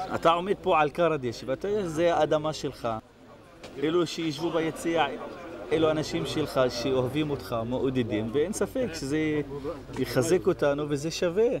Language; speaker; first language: Hebrew; non-native, local second language; Arabic